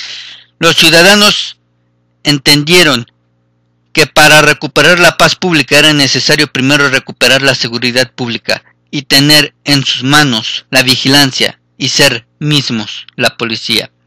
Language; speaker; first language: Spanish; native; Spanish